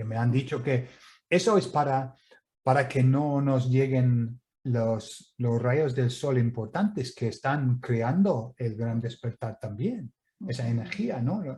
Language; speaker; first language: Spanish; non-native, fluent; English